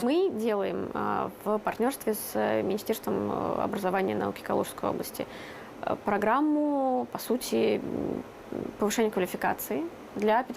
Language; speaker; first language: Russian; native; Russian